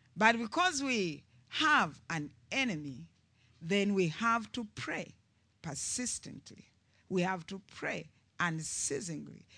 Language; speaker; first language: English; non-native, local second language; Ganda